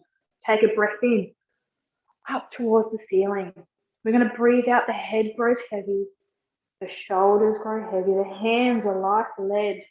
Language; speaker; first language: English; native; English